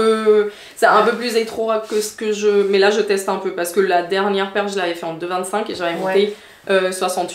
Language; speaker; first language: French; native; French